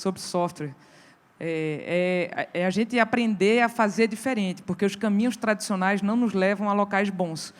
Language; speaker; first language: Portuguese; native; Portuguese